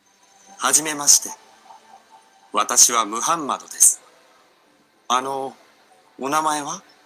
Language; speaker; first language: Japanese; non-native, learner; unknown